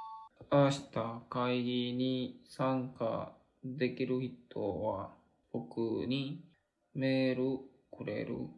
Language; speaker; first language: Japanese; non-native, learner; Korean